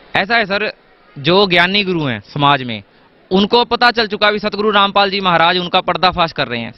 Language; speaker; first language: Hindi; native; Hindi